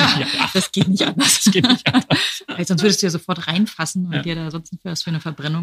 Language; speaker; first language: German; native; German